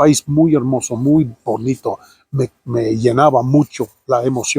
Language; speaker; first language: Spanish; non-native, fluent; English